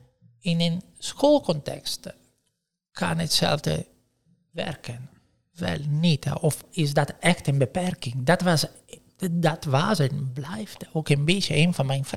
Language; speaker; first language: Dutch; non-native, fluent; Italian